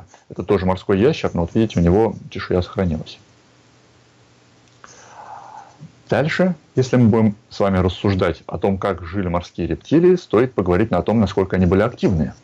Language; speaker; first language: Russian; native; Russian